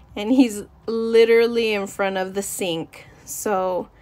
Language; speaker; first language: English; native; English